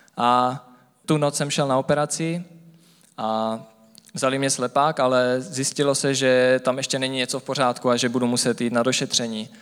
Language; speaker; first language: Czech; native; Czech